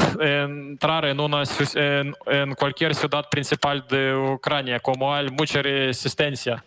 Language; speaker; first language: Spanish; non-native, fluent; Ukrainian